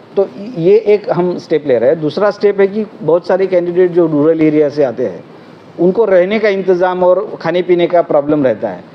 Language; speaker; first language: Hindi; non-native, local second language; Marathi